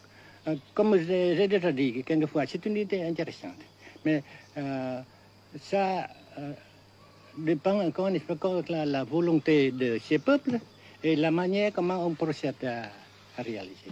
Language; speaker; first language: French; non-native, fluent; Vietnamese